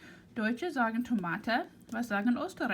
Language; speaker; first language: German; non-native, fluent; English